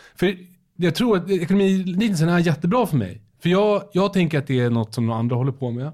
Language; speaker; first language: Swedish; native; Swedish